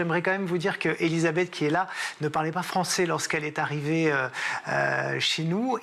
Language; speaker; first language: French; native; French